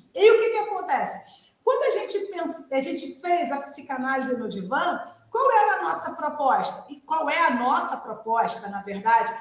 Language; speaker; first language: Portuguese; native; Portuguese